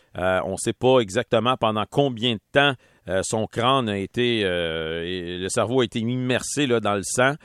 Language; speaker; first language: French; native; French